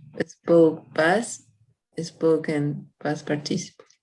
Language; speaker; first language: English; non-native, learner; Spanish